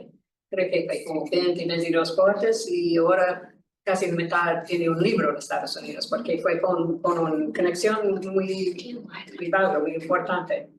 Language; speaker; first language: Spanish; non-native, learner; English